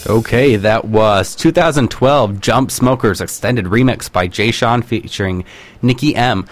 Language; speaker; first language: English; native; English